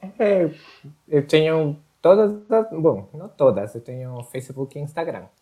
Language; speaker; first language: Portuguese; non-native, fluent; Spanish